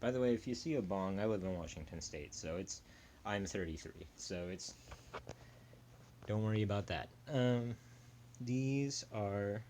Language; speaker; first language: English; native; English